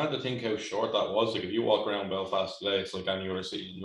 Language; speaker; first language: English; native; English